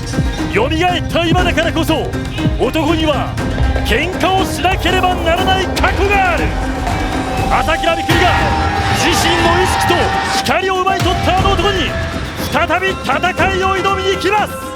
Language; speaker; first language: Japanese; native; Japanese